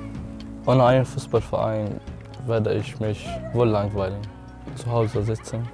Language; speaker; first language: German; non-native, learner; Arabic